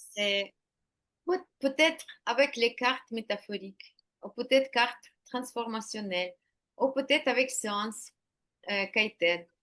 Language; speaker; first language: French; non-native, learner; Ukrainian